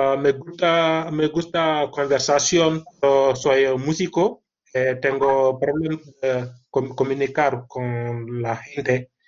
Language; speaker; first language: Spanish; non-native, learner; Wolof